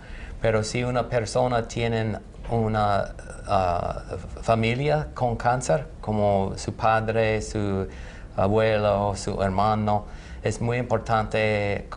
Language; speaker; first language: Spanish; non-native, learner; English